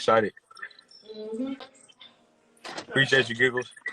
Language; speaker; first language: English; native; English